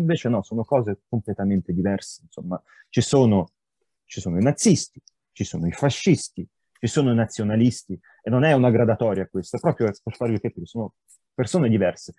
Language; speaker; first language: Italian; non-native, fluent; Ukrainian